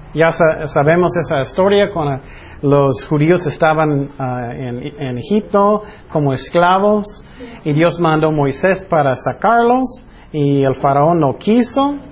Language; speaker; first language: Spanish; non-native, fluent; English